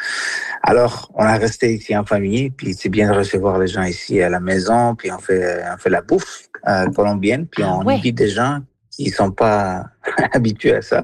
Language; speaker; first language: French; non-native, fluent; Spanish